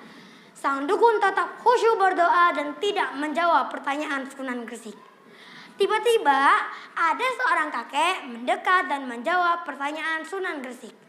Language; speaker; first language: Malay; non-native, local second language; Javanese